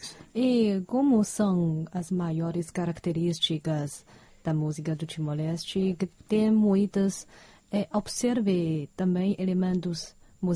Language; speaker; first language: Portuguese; non-native, fluent; Chinese